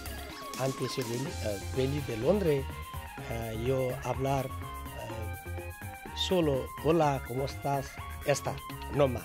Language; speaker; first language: Spanish; non-native, learner; Nepali